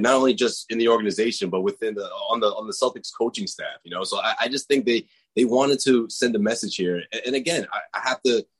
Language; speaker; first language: English; native; English